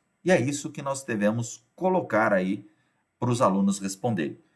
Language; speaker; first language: Portuguese; native; Portuguese